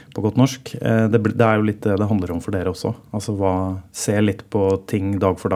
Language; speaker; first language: Norwegian; native; Norwegian